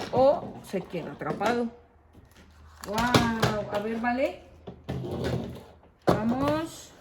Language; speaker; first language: Spanish; native; Spanish